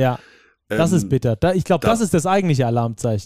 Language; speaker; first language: German; native; German